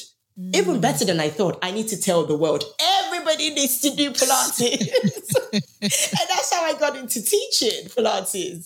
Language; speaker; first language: English; non-native, local second language; Yoruba